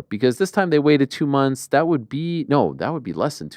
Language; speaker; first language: English; native; English